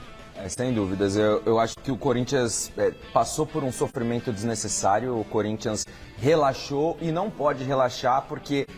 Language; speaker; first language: Portuguese; native; Portuguese